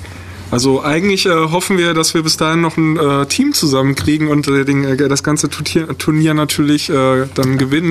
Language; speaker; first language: German; native; German